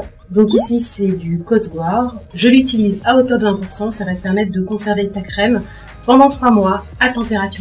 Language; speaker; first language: French; native; French